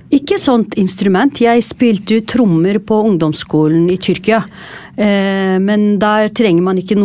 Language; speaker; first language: Norwegian; non-native, fluent; Turkish